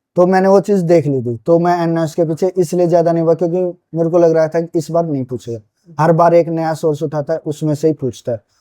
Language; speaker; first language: Hindi; native; Hindi